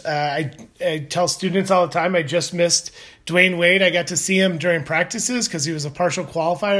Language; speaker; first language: English; native; English